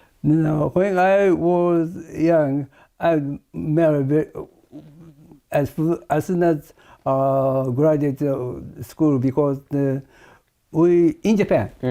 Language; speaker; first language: English; non-native, learner; Japanese